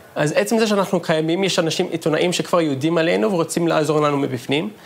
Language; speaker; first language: Hebrew; non-native, fluent; English